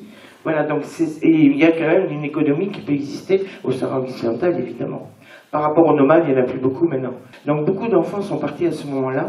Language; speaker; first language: French; native; French